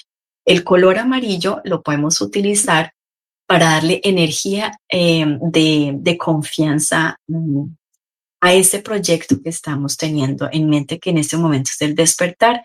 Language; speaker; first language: Spanish; native; Spanish